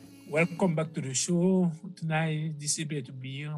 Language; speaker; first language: English; non-native, learner; Haitian Creole